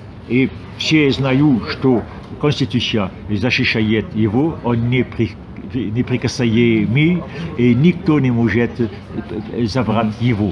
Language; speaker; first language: Russian; non-native, fluent; French